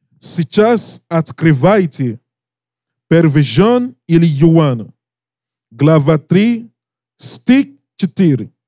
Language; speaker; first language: Russian; non-native, learner; English